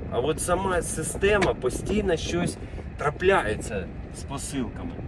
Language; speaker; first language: Ukrainian; non-native, local second language; Russian